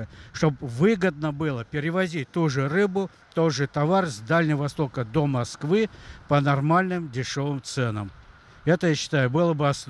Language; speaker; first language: Russian; native; Russian